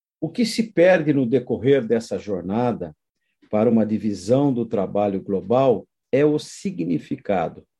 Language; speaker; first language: Portuguese; native; Portuguese